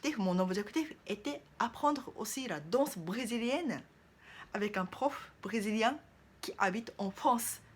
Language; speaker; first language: French; non-native, learner; Japanese